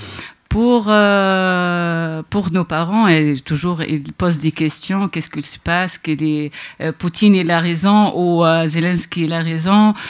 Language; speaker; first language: French; non-native, local second language; Arabic